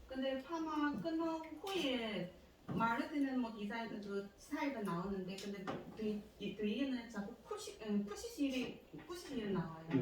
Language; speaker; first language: Korean; non-native, learner; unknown